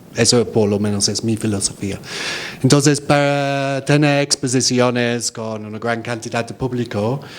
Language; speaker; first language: Spanish; non-native, fluent; English